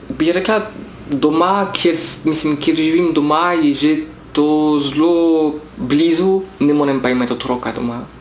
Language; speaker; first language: Slovenian; non-native, fluent; French